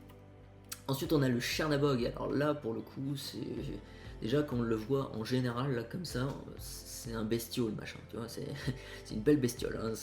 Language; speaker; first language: French; native; French